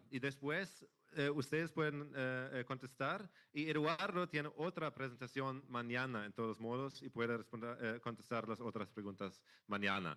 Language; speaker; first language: Spanish; non-native, fluent; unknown